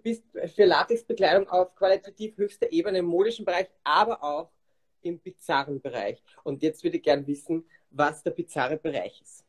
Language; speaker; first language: German; native; German